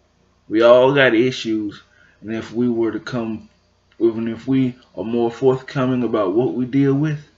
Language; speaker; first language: English; native; English